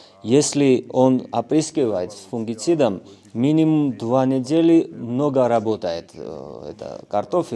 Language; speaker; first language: Russian; non-native, fluent; Georgian